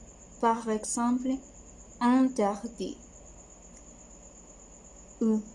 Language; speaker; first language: French; non-native, learner; Spanish